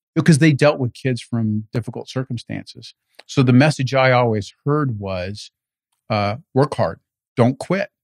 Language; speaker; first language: English; native; English